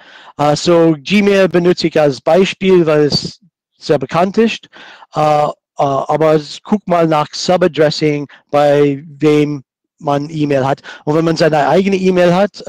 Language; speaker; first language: German; non-native, fluent; English